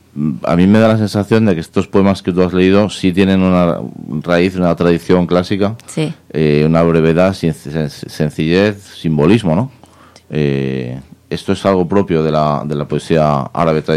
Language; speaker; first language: Spanish; native; Spanish